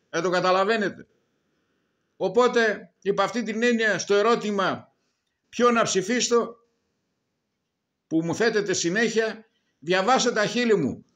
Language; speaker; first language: Greek; native; Greek